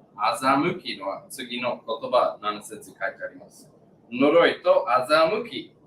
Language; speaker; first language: Japanese; non-native, learner; English